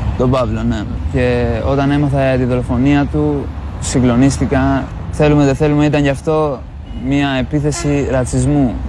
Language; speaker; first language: Greek; early bilingual, other home language; Albanian